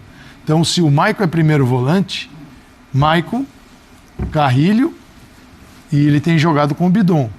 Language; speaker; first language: Portuguese; native; Portuguese